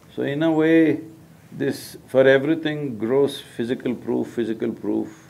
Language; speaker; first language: English; non-native, local second language; Kannada